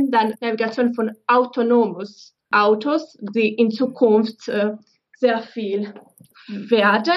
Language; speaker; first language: German; non-native, fluent; Bosnian